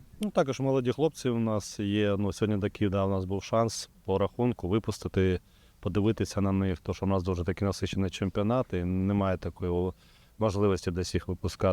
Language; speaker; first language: Ukrainian; native; Ukrainian